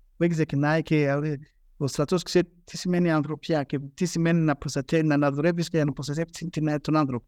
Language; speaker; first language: Greek; non-native, fluent; Rundi